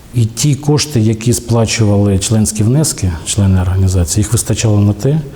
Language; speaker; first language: Ukrainian; native; Ukrainian